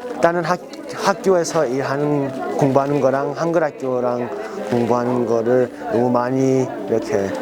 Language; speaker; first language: Korean; early bilingual, heritage; Korean